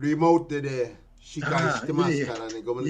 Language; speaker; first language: Japanese; non-native, fluent; English